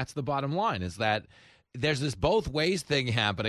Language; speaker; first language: English; native; English